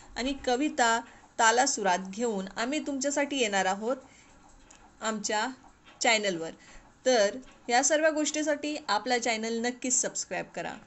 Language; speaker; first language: Marathi; non-native, local second language; Urdu